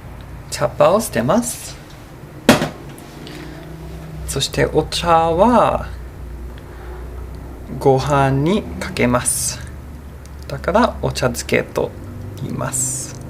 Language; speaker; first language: Japanese; non-native, fluent; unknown